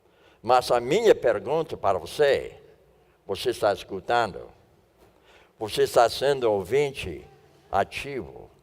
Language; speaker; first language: Portuguese; non-native, fluent; English